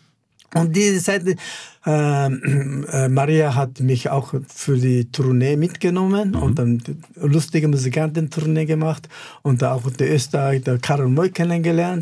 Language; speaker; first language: German; non-native, fluent; Japanese